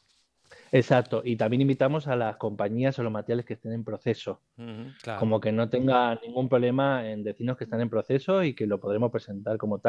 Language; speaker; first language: Spanish; native; Spanish